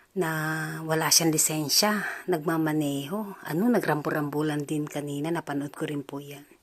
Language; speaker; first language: Filipino; native; Filipino